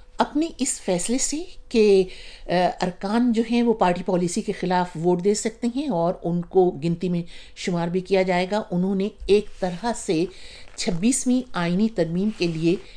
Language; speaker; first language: Urdu; native; Urdu